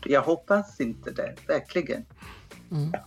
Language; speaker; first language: Swedish; non-native, fluent; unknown